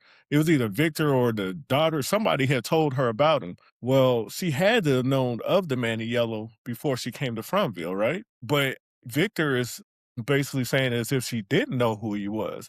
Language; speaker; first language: English; native; English